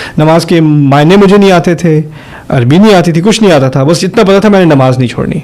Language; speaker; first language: Urdu; early bilingual, heritage; German